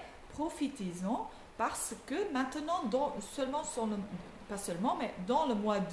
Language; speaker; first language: French; non-native, local second language; Dutch